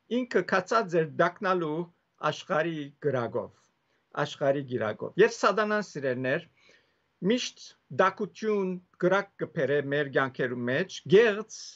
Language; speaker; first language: Armenian; early bilingual, heritage; Armenian